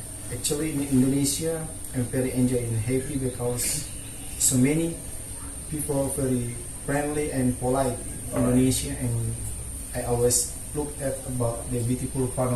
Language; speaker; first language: English; non-native, learner; Indonesian